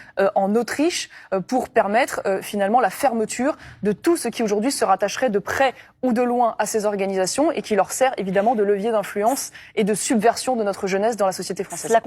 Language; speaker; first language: French; native; French